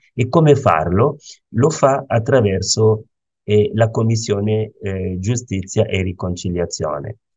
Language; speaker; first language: Italian; non-native, fluent; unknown